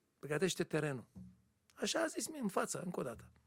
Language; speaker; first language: Romanian; non-native, learner; Hebrew